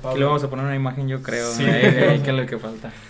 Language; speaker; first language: Spanish; native; Spanish